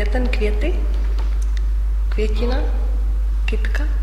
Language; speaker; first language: Czech; non-native, fluent; German